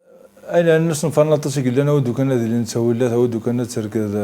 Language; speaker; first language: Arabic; non-native, local second language; Kabyle